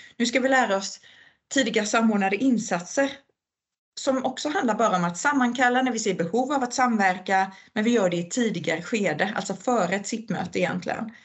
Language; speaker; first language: Swedish; native; Swedish